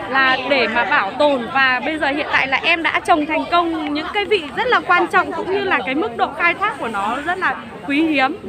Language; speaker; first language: Vietnamese; non-native, local second language; Iu Mien